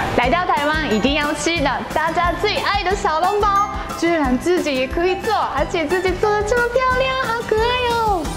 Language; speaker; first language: Chinese; non-native, fluent; Japanese